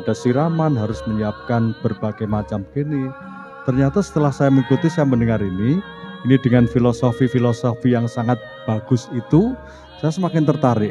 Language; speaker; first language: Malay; non-native, local second language; Javanese